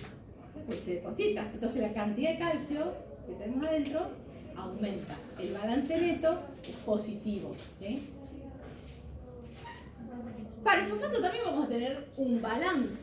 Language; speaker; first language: Spanish; native; Spanish